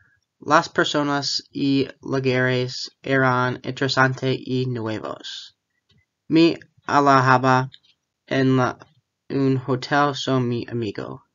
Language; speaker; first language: Spanish; non-native, learner; English